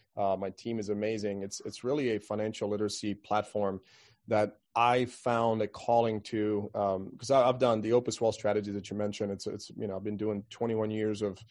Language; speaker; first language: English; non-native, fluent; Croatian